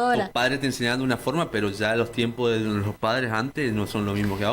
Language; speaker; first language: Spanish; native; Spanish